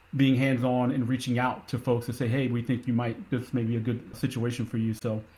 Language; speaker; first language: English; native; English